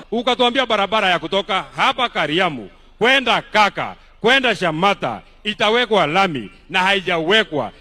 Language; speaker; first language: Swahili; non-native, local second language; Kikuyu